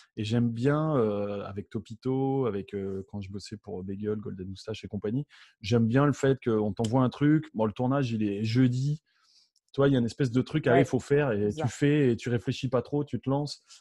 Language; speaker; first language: French; native; French